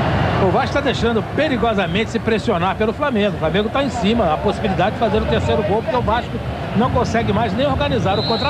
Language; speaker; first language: Portuguese; native; Portuguese